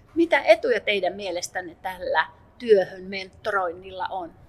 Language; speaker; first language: Finnish; native; Finnish